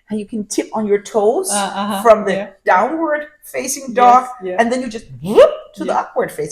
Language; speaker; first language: English; non-native, fluent; Danish